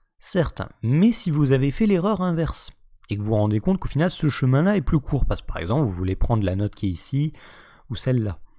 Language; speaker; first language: French; native; French